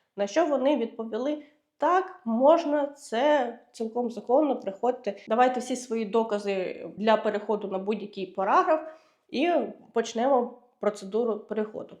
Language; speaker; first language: Ukrainian; native; Ukrainian